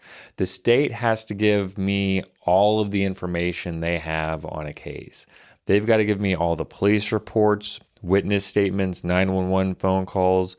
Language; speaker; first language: English; native; English